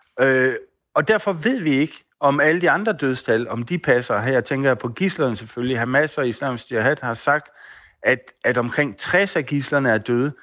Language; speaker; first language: Danish; native; Danish